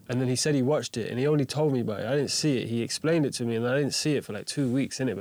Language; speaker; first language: English; native; English